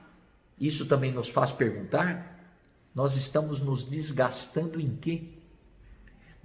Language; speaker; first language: Portuguese; native; Portuguese